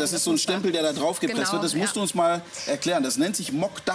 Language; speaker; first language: German; native; German